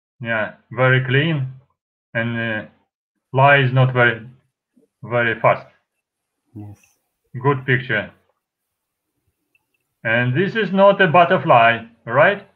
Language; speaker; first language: English; non-native, fluent; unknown